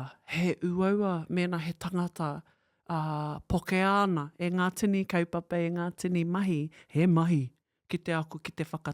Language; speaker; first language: Māori; non-native, local second language; English